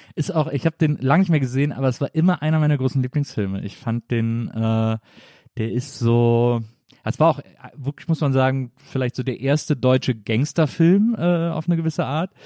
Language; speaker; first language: German; native; German